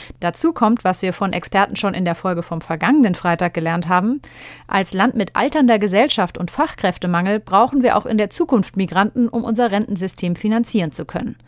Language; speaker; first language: German; native; German